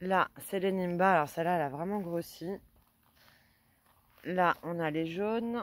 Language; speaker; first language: French; native; French